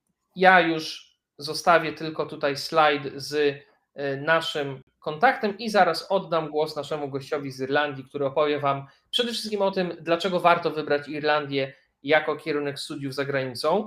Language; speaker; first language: Polish; native; Polish